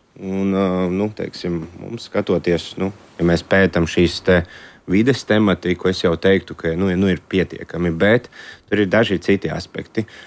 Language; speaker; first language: Latvian; native; Latvian